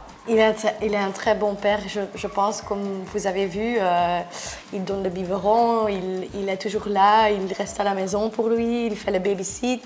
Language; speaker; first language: French; non-native, local second language; Dutch